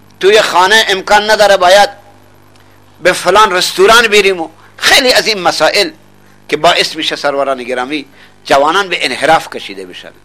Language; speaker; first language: Persian; non-native, local second language; Baluchi